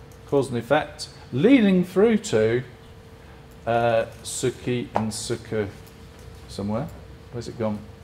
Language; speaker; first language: English; native; English